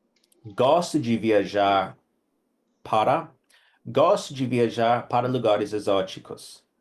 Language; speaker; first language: Portuguese; non-native, learner; English